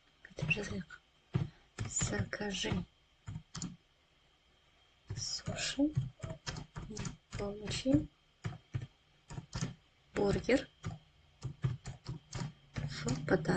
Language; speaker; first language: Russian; non-native, local second language; Kazakh